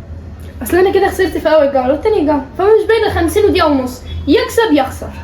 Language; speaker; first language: Arabic; native; Arabic